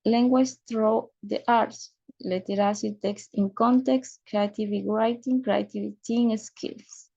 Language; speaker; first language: English; non-native, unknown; Spanish